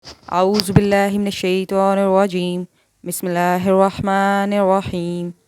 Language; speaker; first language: Urdu; native; Urdu